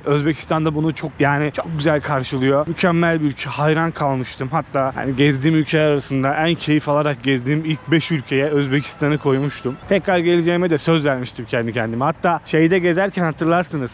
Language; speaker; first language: Turkish; native; Turkish